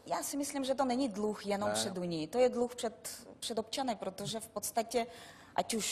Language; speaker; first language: Czech; non-native, fluent; Russian